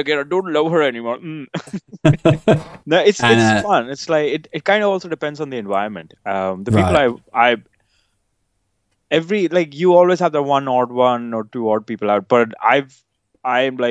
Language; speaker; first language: English; non-native, local second language; Hindi